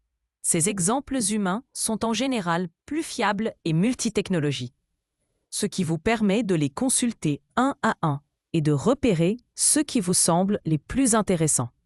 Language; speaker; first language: French; native; French